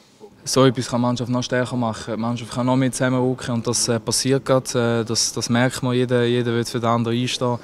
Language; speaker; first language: German; native; German